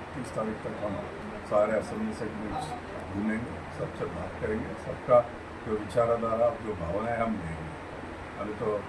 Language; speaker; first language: Hindi; non-native, local second language; Telugu